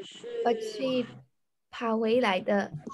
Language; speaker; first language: Chinese; non-native, learner; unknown